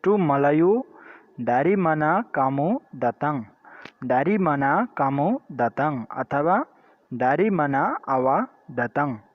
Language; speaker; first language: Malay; non-native, learner; Nepali